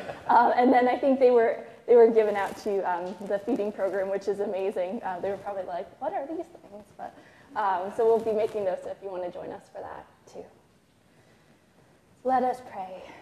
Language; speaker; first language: English; native; English